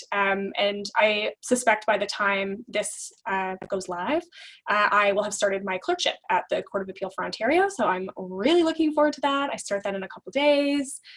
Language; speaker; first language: English; native; English